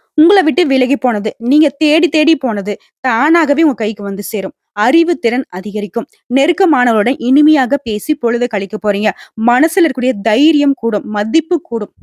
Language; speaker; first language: Tamil; native; Tamil